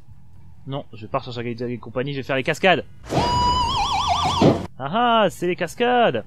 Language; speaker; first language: French; native; French